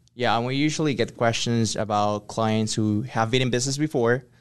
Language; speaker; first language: English; non-native, fluent; Spanish